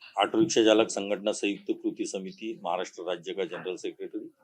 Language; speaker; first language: Hindi; non-native, local second language; Marathi